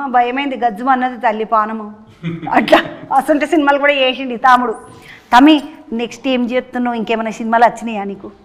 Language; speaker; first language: Telugu; native; Telugu